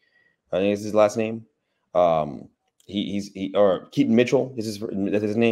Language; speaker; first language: English; native; English